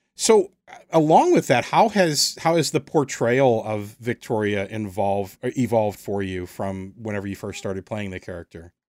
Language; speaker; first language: English; native; English